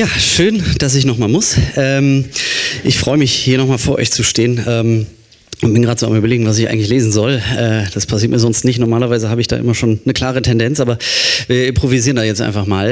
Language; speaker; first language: German; native; German